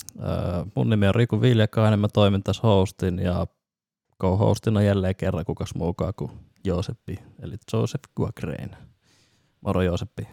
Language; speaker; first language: Finnish; native; Finnish